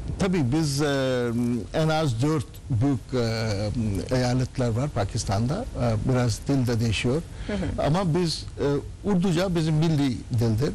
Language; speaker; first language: Turkish; non-native, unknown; Urdu